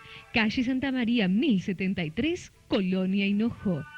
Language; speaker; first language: Spanish; native; Spanish